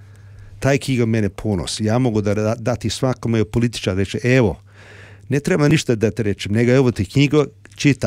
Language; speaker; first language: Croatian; early bilingual, heritage; Serbian